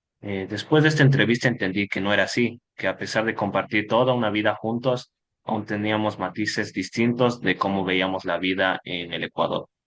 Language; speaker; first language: Spanish; early bilingual, other home language; Cantonese